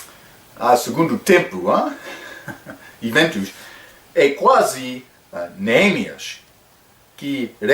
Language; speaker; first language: Portuguese; non-native, fluent; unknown